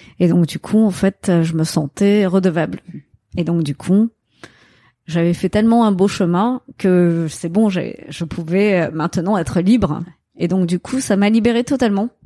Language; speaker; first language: French; native; French